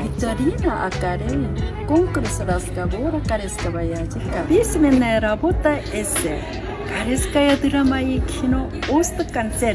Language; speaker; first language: Russian; non-native, fluent; Korean